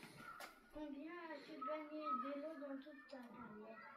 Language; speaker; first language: French; native; French